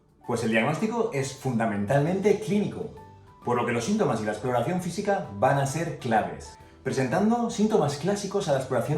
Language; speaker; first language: Spanish; native; Spanish